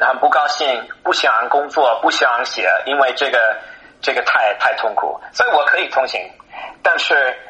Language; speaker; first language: Chinese; non-native, fluent; English